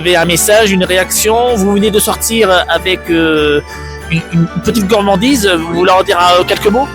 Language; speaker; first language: French; native; French